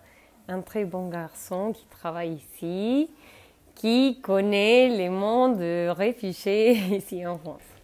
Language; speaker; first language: French; non-native, fluent; Spanish